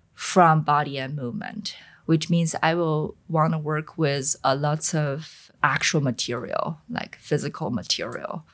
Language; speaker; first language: English; non-native, fluent; Chinese